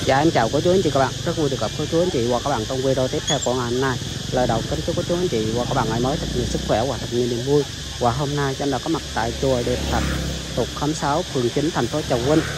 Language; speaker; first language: Vietnamese; non-native, local second language; Khmer